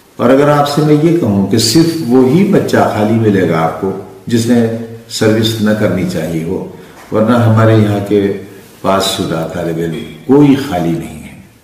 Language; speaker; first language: Urdu; native; Urdu